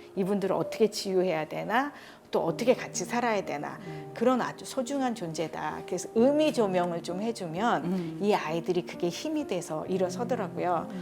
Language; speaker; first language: Korean; native; Korean